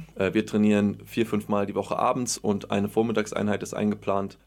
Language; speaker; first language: German; native; German